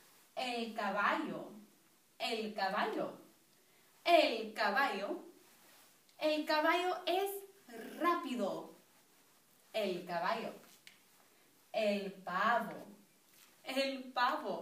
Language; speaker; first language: Spanish; non-native, fluent; English